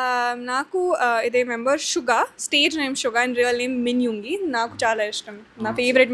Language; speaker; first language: Telugu; non-native, learner; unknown